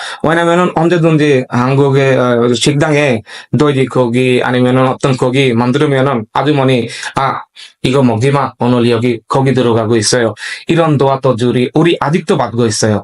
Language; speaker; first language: Korean; non-native, learner; Bangla